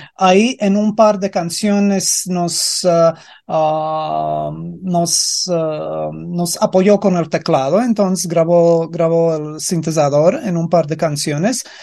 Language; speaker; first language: Spanish; non-native, fluent; Latvian